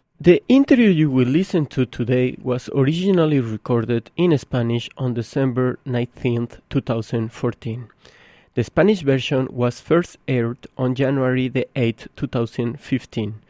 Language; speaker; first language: English; non-native, fluent; Spanish